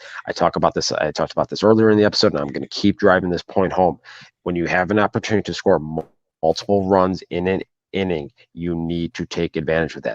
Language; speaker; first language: English; native; English